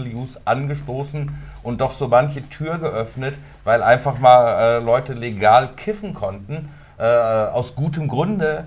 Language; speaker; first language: German; native; German